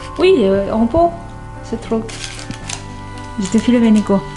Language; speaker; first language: French; non-native, learner; Indonesian